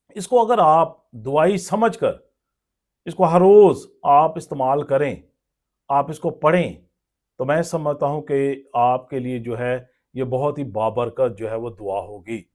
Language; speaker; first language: Urdu; non-native, local second language; Punjabi